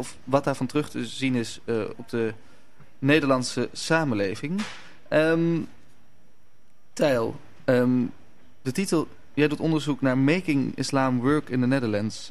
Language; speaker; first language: Dutch; native; Dutch